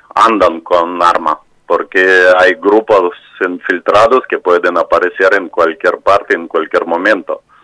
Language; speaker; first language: Spanish; non-native, fluent; Russian